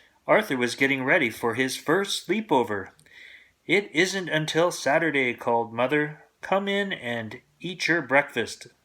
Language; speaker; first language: English; native; English